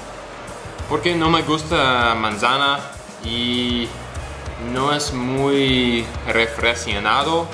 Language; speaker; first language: Spanish; non-native, learner; English